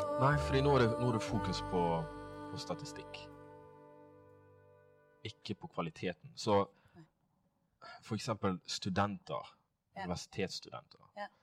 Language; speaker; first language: Norwegian; non-native, fluent; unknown